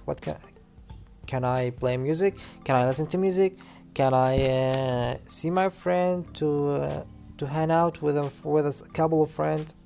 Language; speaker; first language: English; non-native, learner; Arabic